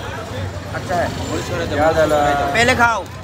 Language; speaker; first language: Hindi; non-native, learner; Bangla